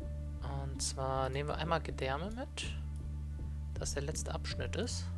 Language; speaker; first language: German; native; German